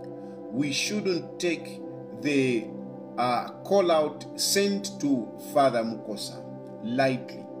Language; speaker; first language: English; non-native, local second language; Bemba